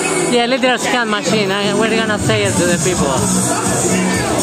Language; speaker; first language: English; non-native, fluent; Spanish